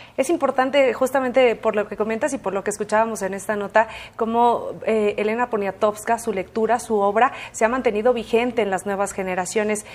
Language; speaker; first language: Spanish; native; Spanish